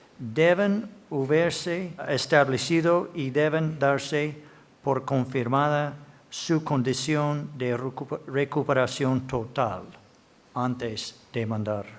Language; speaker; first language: Spanish; non-native, fluent; English